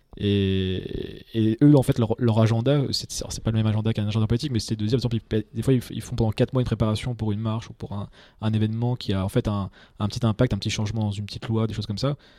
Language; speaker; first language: French; native; French